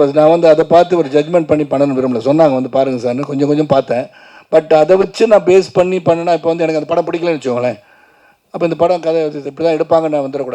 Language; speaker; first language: Tamil; native; Tamil